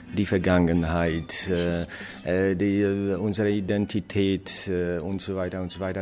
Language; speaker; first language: German; non-native, fluent; Polish